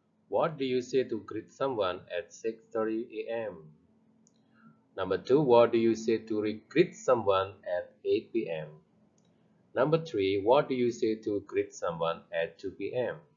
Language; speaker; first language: English; non-native, fluent; Indonesian